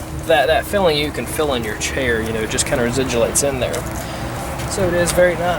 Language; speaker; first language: English; native; English